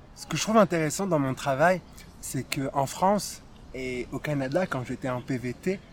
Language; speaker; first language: French; native; French